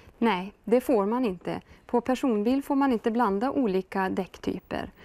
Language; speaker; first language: Swedish; native; Swedish